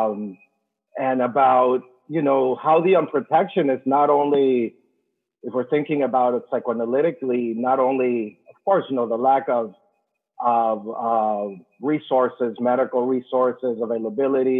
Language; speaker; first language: English; non-native, fluent; Spanish